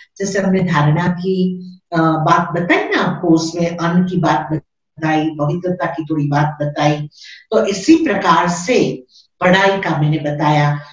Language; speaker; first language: Hindi; non-native, local second language; Gujarati